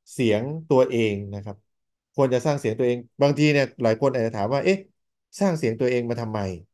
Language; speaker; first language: Thai; native; Thai